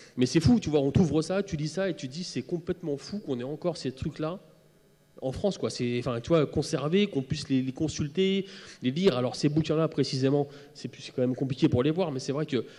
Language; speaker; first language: French; native; French